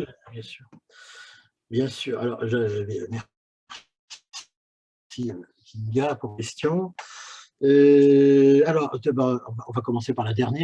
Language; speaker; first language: French; native; French